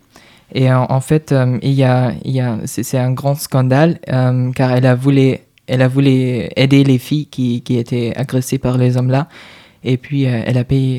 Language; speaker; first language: French; non-native, fluent; German